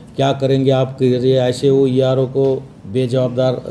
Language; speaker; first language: Hindi; non-native, local second language; Marathi